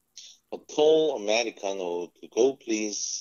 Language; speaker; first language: English; non-native, learner; Korean